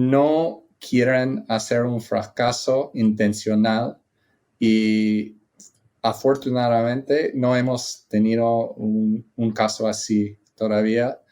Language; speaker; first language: Spanish; non-native, fluent; English